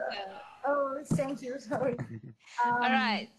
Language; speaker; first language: English; non-native, fluent; Spanish